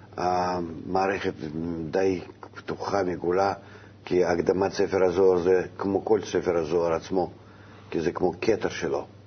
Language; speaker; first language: Hebrew; non-native, fluent; Russian